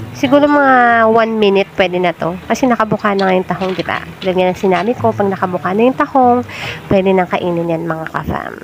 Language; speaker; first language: Filipino; non-native, local second language; Aklanon